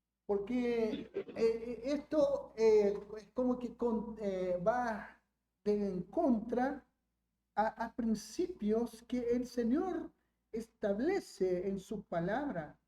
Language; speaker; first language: Spanish; non-native, fluent; Portuguese